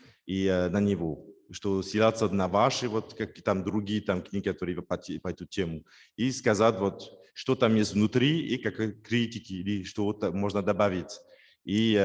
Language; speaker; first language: Russian; non-native, fluent; French